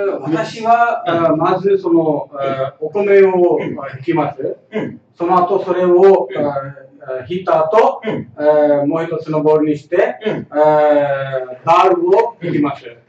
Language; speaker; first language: Japanese; non-native, learner; Tamil